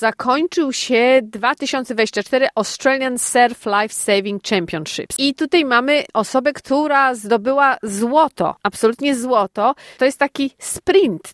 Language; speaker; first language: Polish; native; Polish